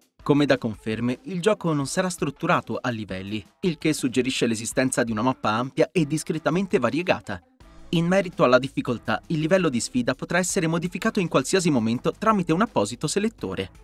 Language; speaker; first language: Italian; native; Italian